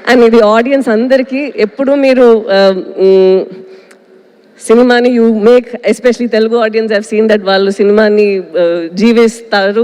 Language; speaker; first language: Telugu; non-native, local second language; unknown